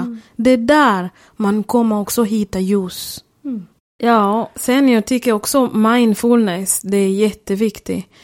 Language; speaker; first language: Swedish; non-native, fluent; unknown